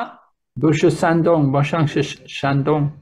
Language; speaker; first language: Chinese; non-native, learner; English